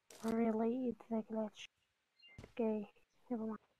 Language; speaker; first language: English; non-native, learner; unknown